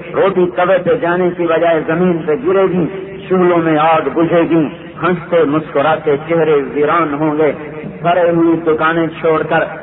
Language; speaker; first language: Urdu; non-native, local second language; Punjabi